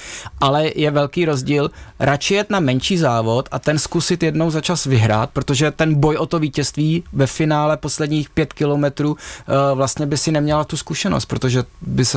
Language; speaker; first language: Czech; native; Czech